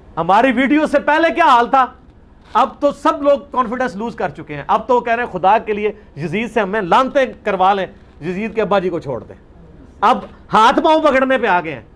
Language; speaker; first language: Urdu; non-native, local second language; Punjabi